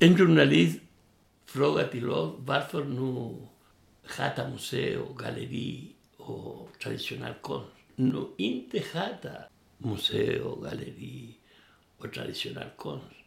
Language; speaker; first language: Swedish; non-native, learner; Spanish